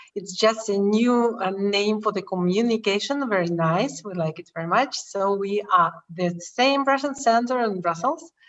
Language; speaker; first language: English; non-native, fluent; Russian